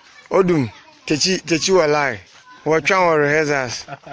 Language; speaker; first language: English; non-native, local second language; Akan